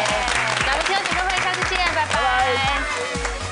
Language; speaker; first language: Chinese; native; Chinese